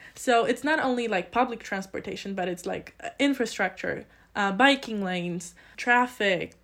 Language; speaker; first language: English; non-native, fluent; Polish